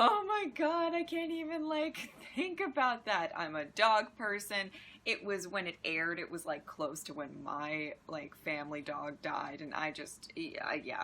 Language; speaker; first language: English; native; English